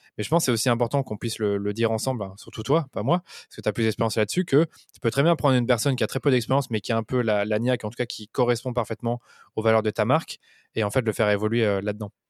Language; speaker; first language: French; native; French